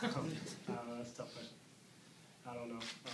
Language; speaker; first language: English; native; English